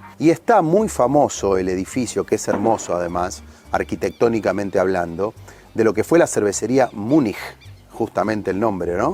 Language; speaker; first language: Spanish; native; Spanish